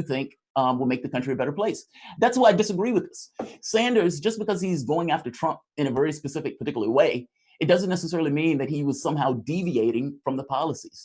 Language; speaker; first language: English; native; English